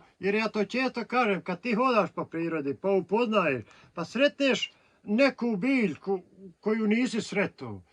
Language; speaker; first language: Bosnian; native; Bosnian